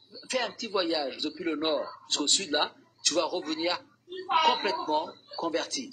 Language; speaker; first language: French; non-native, local second language; Somali